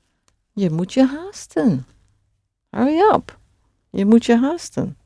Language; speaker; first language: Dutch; non-native, fluent; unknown